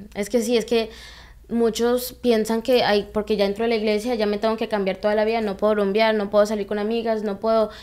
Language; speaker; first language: Spanish; early bilingual, heritage; Spanish